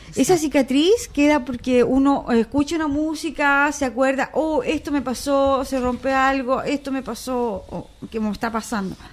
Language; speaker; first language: Spanish; native; Spanish